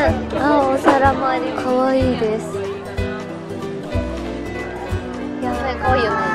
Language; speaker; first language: Japanese; native; Japanese